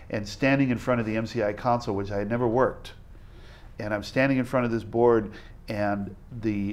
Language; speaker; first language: English; native; English